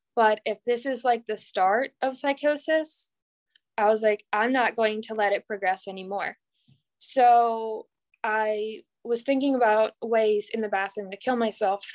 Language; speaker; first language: English; native; English